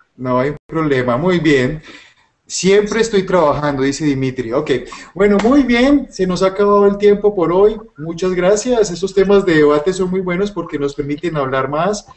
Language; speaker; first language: Spanish; native; Spanish